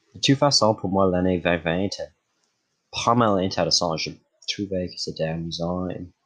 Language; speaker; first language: French; non-native, local second language; English